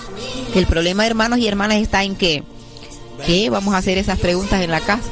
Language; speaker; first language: Spanish; native; Spanish